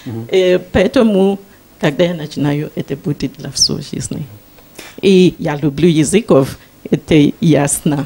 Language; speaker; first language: Russian; non-native, learner; Shona